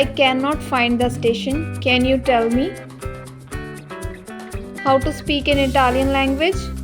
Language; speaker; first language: English; non-native, learner; Hindi